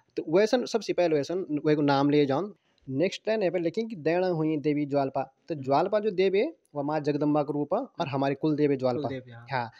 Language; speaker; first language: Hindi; non-native, local second language; Garhwali